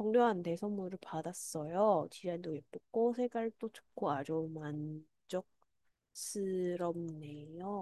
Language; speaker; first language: Korean; non-native, fluent; Chinese